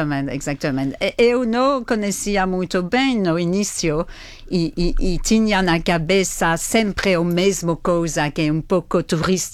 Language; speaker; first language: Portuguese; non-native, fluent; French